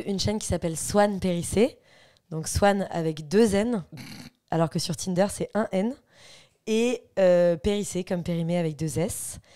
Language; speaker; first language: French; native; French